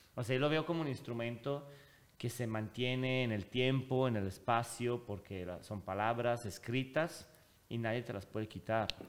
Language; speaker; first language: Spanish; non-native, fluent; Italian